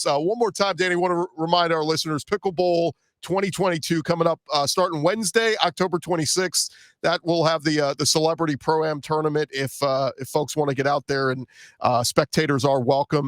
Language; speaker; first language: English; native; English